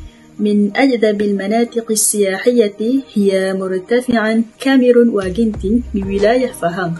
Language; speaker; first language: Arabic; non-native, learner; Malay